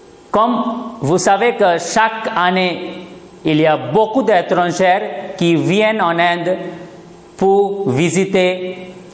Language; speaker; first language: French; non-native, fluent; Hindi